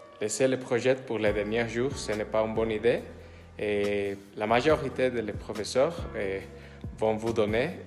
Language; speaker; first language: French; non-native, learner; Spanish